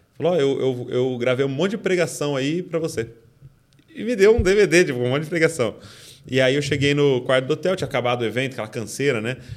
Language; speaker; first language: Portuguese; native; Portuguese